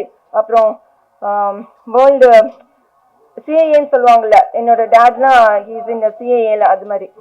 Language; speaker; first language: Tamil; early bilingual, heritage; Tamil